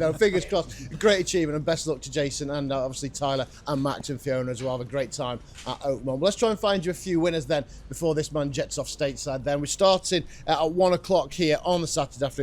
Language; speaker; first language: English; native; English